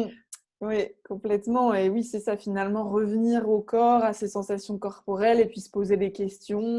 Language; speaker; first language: French; native; French